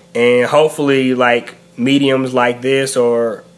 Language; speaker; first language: English; native; English